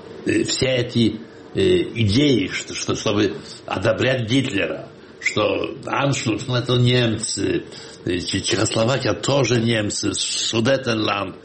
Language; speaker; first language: Russian; non-native, fluent; Polish